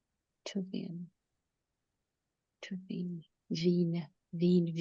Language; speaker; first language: German; non-native, learner; English